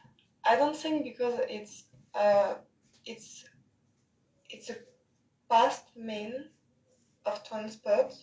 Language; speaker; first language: English; non-native, learner; French